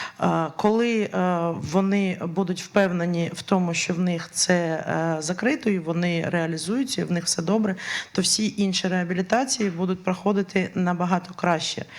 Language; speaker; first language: Ukrainian; native; Ukrainian